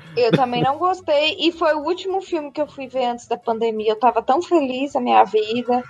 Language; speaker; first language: Portuguese; native; Portuguese